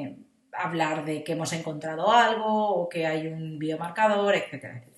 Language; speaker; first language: Spanish; native; Spanish